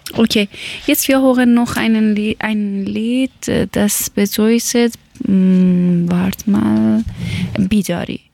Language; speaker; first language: German; non-native, fluent; Persian